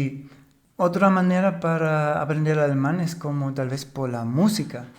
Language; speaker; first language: Spanish; non-native, fluent; German